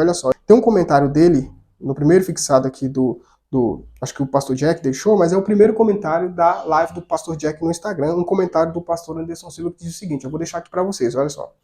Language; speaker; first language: Portuguese; native; Portuguese